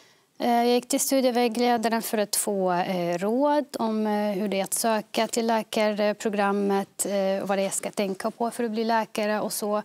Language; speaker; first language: Swedish; early bilingual, other home language; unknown